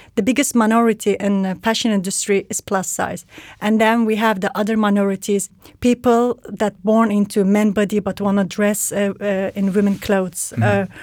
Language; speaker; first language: English; non-native, fluent; Turkish